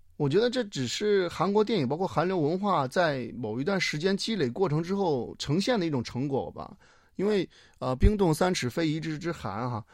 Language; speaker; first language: Chinese; native; Chinese